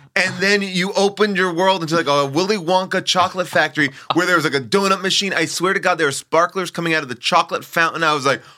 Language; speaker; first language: English; native; English